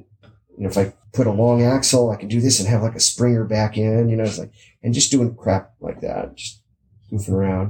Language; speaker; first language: English; native; English